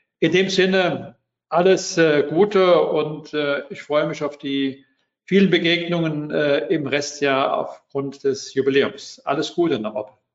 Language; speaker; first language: German; native; German